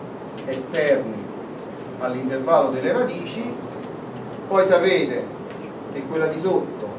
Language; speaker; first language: Italian; native; Italian